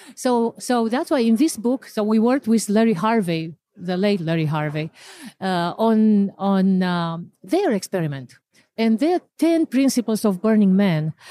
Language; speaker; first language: English; non-native, fluent; Romanian